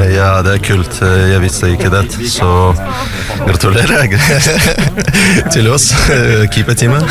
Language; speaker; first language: Norwegian; non-native, learner; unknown